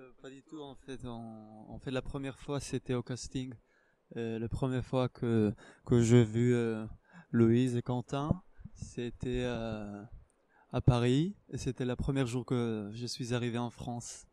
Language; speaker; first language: French; non-native, fluent; Hebrew